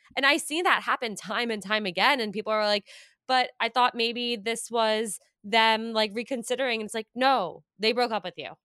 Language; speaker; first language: English; native; English